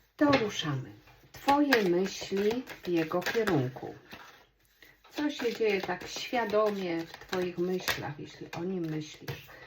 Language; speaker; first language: Polish; native; Polish